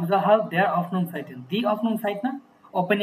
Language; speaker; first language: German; non-native, fluent; Bangla